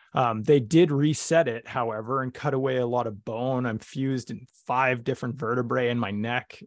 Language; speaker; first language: English; native; English